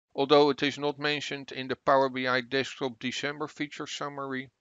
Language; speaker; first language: English; non-native, fluent; Dutch